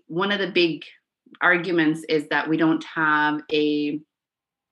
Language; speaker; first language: English; non-native, fluent; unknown